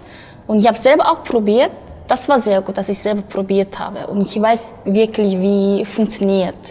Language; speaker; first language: German; non-native, learner; Korean